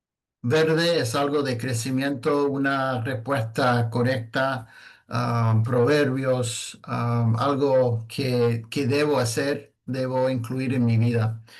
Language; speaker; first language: Spanish; non-native, fluent; English